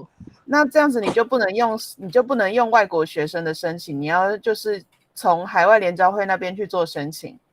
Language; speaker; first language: Chinese; native; Chinese